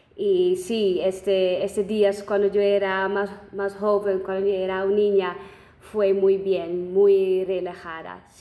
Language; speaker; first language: Spanish; non-native, learner; Dutch